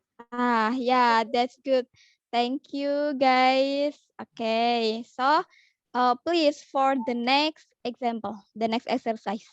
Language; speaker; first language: English; non-native, learner; Indonesian